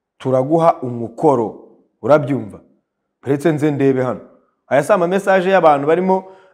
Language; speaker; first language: Kinyarwanda; early bilingual, heritage; Kinyarwanda